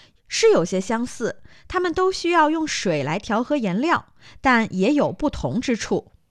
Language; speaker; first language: Chinese; native; Chinese